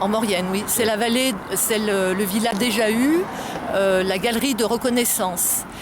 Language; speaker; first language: French; native; French